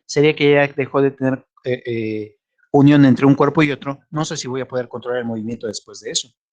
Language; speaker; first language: Spanish; native; Spanish